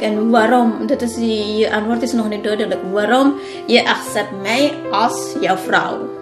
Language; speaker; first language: Dutch; non-native, learner; Indonesian